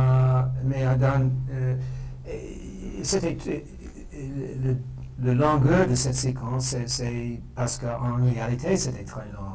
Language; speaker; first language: French; non-native, fluent; English